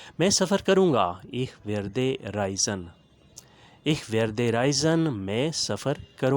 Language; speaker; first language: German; non-native, learner; Urdu